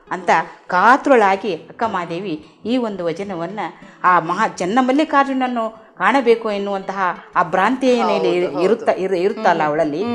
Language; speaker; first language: Kannada; native; Kannada